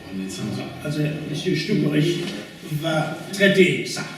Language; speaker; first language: French; non-native, learner; German